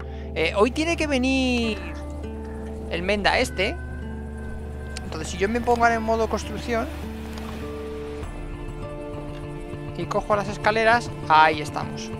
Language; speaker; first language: Spanish; native; Spanish